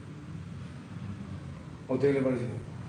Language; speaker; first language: Spanish; native; Spanish